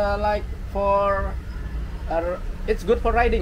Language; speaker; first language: English; non-native, learner; Indonesian